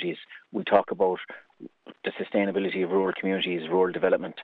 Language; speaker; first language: English; native; English